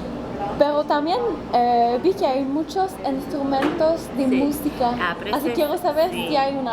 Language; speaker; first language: Spanish; non-native, learner; French